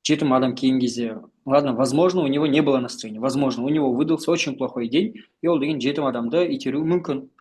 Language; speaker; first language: Russian; non-native, local second language; Kazakh